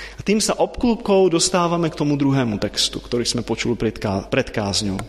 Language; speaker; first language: Slovak; non-native, fluent; Czech